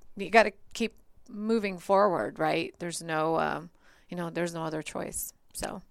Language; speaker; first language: English; early bilingual, other home language; Bulgarian